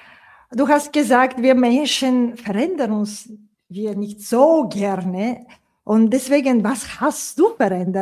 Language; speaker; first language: German; non-native, fluent; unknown